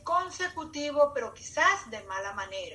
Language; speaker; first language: Spanish; native; Spanish